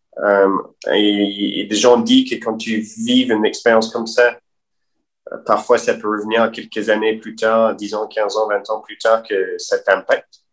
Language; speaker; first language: French; non-native, fluent; English